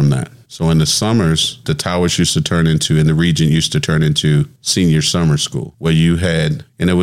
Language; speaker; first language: English; native; English